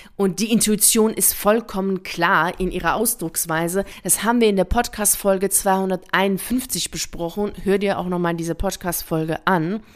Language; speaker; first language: German; early bilingual, other home language; Persian